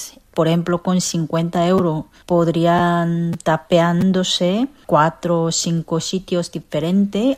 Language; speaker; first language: Spanish; non-native, fluent; Korean